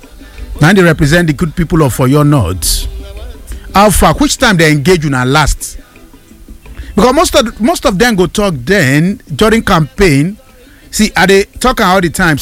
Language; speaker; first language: Nigerian Pidgin; non-native, local second language; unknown